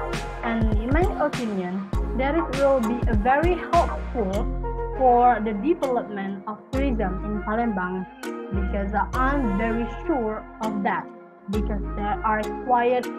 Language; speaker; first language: English; non-native, learner; Indonesian